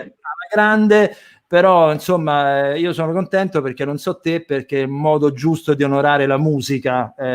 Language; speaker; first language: Italian; native; Italian